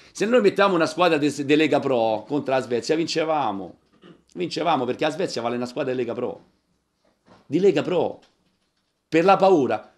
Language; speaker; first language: Italian; native; Italian